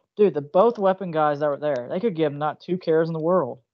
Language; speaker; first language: English; native; English